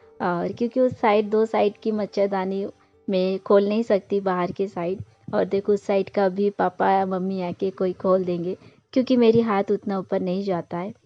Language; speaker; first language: Hindi; non-native, local second language; Bangla